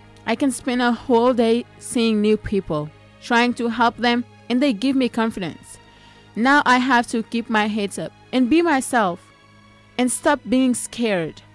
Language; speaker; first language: English; non-native, fluent; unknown